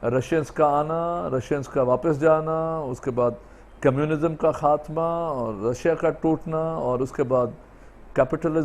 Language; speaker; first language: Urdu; non-native, local second language; Sindhi